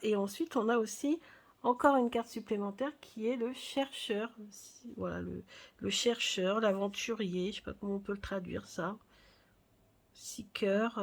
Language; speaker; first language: French; native; French